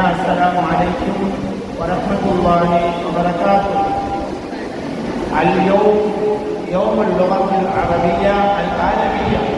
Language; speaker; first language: Arabic; non-native, learner; Tamil